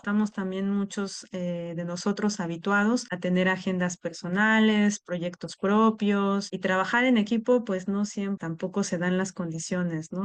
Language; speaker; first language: Spanish; native; Spanish